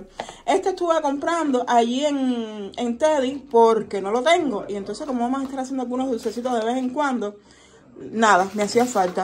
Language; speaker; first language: Spanish; native; Spanish